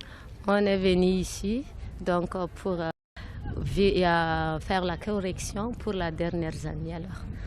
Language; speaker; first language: French; non-native, local second language; Malagasy